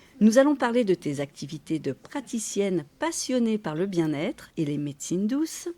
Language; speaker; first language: French; native; French